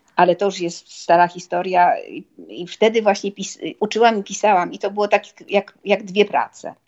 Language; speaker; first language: Polish; native; Polish